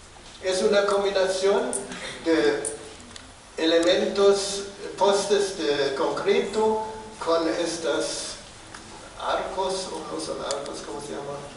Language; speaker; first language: Spanish; non-native, fluent; German